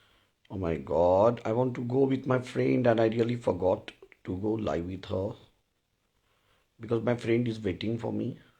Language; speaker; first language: English; non-native, local second language; Hindi